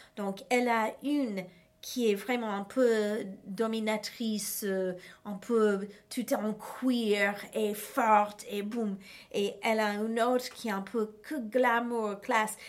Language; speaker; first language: French; non-native, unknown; English